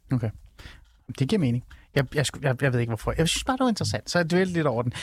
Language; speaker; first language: Danish; early bilingual, other home language; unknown